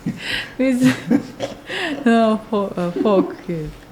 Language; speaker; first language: English; non-native, learner; Japanese